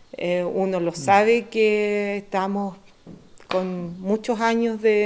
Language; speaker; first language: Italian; early bilingual, heritage; Spanish